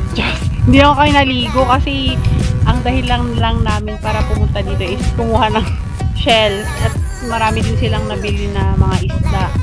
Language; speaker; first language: Filipino; non-native, local second language; Pangasinan